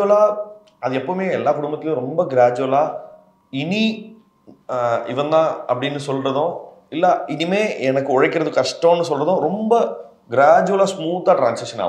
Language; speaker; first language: Tamil; native; Tamil